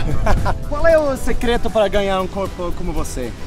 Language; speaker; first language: Portuguese; non-native, learner; Swedish